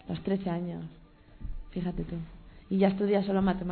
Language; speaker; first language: Spanish; native; Spanish